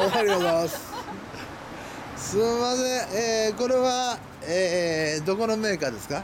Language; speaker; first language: Japanese; native; Japanese